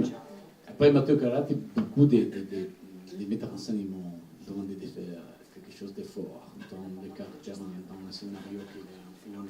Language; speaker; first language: French; non-native, learner; Italian